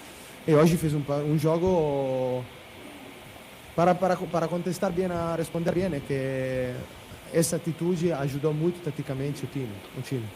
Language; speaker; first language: Portuguese; non-native, fluent; Italian